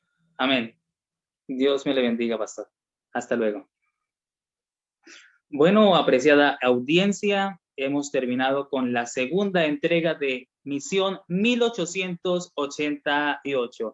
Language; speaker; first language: Spanish; native; Spanish